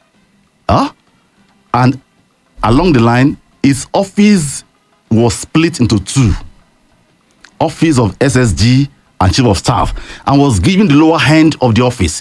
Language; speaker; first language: English; non-native, local second language; Yoruba